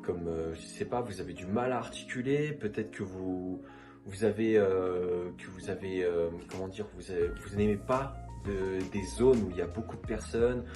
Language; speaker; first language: French; native; French